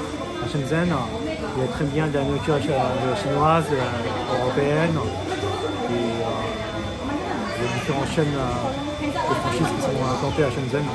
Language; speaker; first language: French; non-native, fluent; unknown